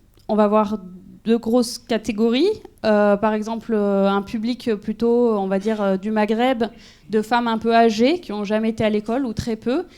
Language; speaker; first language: French; native; French